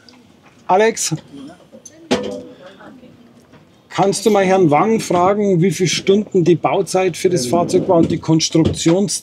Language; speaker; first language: German; native; German